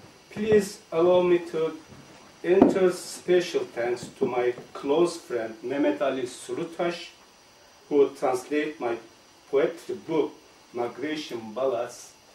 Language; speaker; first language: English; non-native, fluent; Turkish